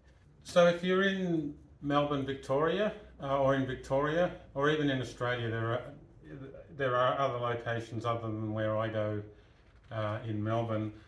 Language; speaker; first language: English; native; English